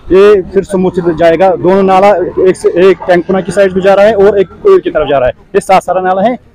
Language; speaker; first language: Hindi; non-native, local second language; Kashmiri